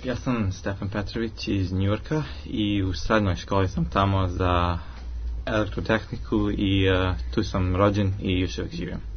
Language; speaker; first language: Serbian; early bilingual, heritage; English